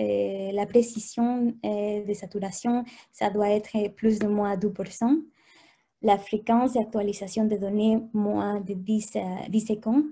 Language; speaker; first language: French; non-native, fluent; Spanish